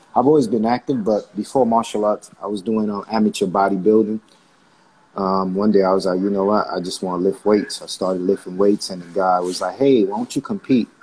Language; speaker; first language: English; early bilingual, other home language; Haitian Creole